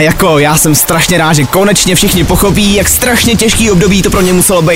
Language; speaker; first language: Czech; native; Czech